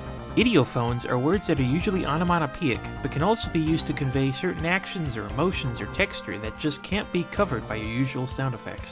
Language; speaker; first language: English; native; English